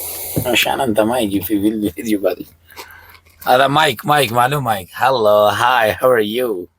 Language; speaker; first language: Arabic; non-native, learner; Urdu